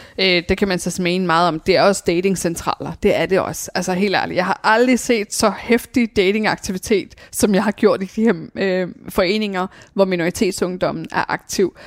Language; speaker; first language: Danish; early bilingual, other home language; Persian